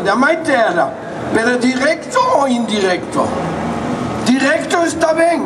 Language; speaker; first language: Portuguese; non-native, fluent; Spanish